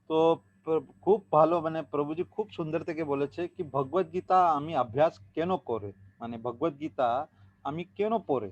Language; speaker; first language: Bangla; non-native, learner; Hindi